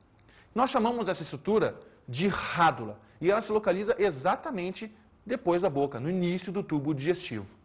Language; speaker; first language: Portuguese; native; Portuguese